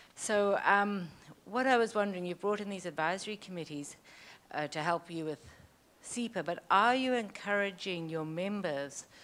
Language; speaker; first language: English; native; English